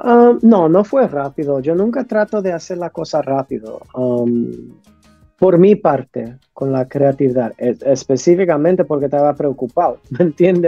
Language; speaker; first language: Spanish; early bilingual, heritage; English